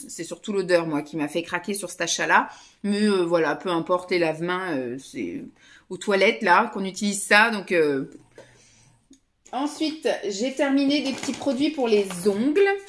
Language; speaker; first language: French; native; French